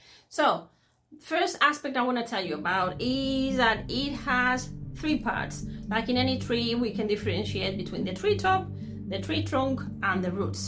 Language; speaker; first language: English; non-native, fluent; Spanish